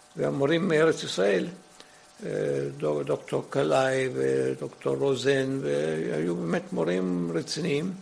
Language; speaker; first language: Hebrew; early bilingual, other home language; Arabic